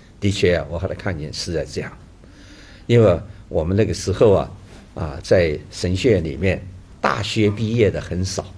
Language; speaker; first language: Chinese; native; Chinese